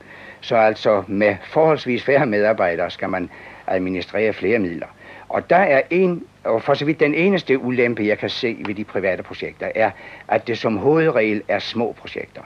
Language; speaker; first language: Danish; native; Danish